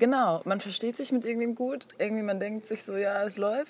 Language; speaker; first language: German; native; German